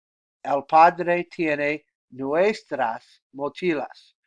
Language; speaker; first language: Spanish; non-native, fluent; English